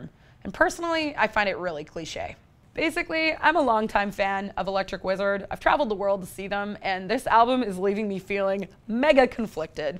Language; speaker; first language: English; native; English